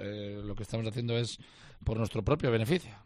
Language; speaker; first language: Spanish; native; Spanish